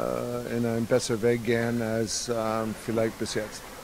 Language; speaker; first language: German; non-native, learner; English